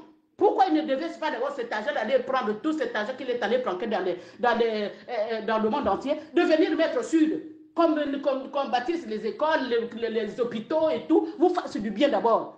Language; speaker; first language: French; non-native, local second language; Lingala